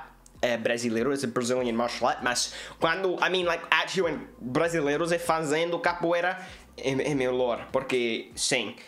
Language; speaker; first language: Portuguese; non-native, learner; English